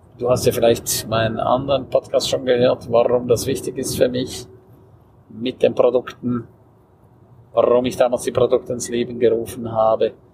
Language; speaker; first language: German; non-native, local second language; Romansh